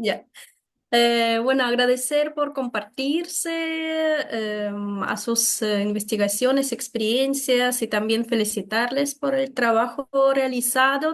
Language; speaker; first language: Spanish; non-native, fluent; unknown